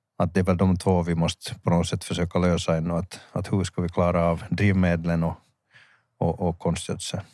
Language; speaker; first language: Swedish; native; Swedish